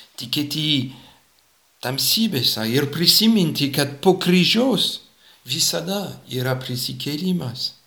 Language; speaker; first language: Lithuanian; non-native, fluent; French